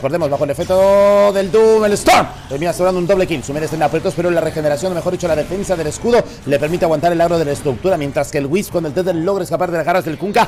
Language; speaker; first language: Spanish; native; Spanish